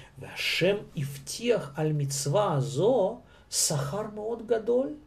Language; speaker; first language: Hebrew; non-native, fluent; Russian